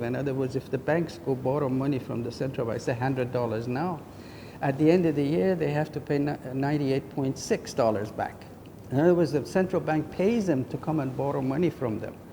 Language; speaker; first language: English; non-native, fluent; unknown